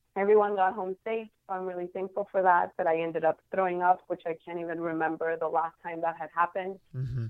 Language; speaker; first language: English; non-native, fluent; Spanish